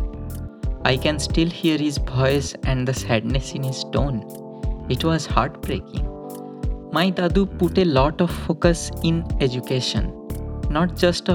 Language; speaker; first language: English; non-native, local second language; Bangla